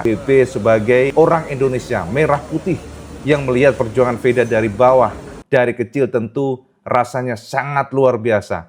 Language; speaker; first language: Indonesian; native; Indonesian